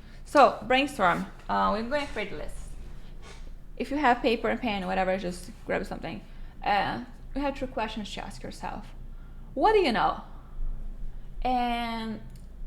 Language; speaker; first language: English; non-native, fluent; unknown